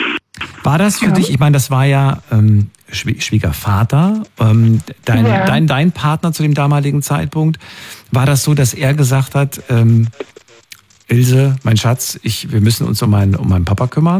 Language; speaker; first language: German; native; German